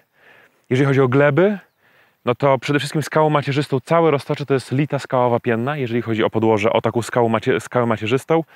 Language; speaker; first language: Polish; native; Polish